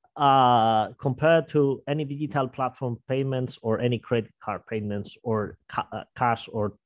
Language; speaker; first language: English; non-native, fluent; Spanish